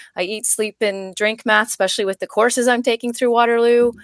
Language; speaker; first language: English; native; English